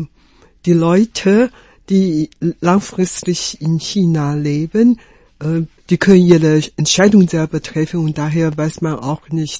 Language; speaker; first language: German; non-native, fluent; Chinese